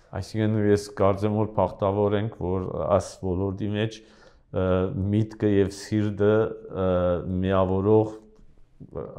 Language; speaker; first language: Armenian; early bilingual, heritage; Armenian